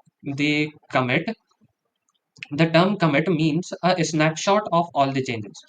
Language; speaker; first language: English; non-native, local second language; Hindi